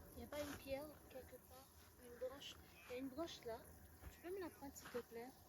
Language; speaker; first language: French; non-native, local second language; Haitian Creole